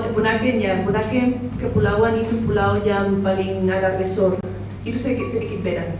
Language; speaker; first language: Indonesian; non-native, fluent; Spanish